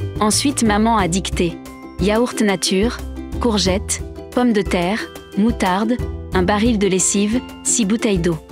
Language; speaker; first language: French; non-native, local second language; Arabic